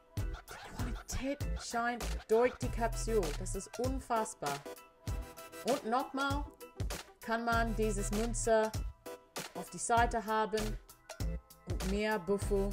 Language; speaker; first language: German; non-native, learner; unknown